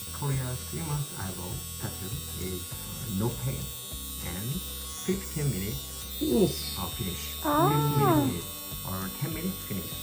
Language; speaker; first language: English; non-native, learner; Korean